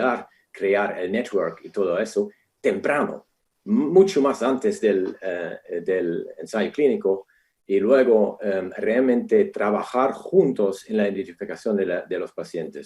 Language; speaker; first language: Spanish; non-native, fluent; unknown